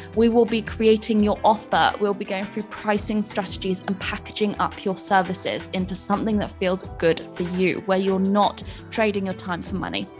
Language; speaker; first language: English; native; English